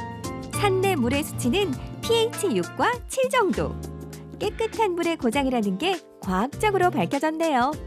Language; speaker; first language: Korean; native; Korean